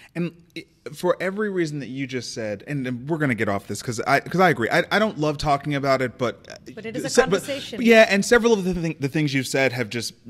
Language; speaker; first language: English; native; English